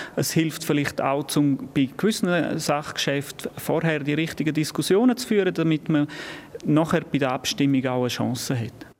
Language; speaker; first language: German; native; German